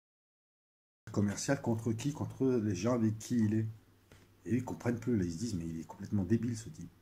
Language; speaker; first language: French; native; French